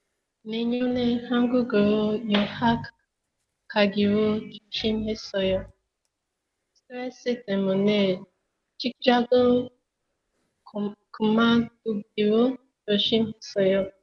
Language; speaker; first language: Korean; non-native, learner; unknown